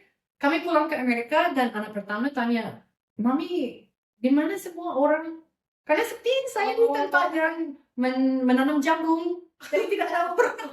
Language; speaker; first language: Indonesian; non-native, fluent; English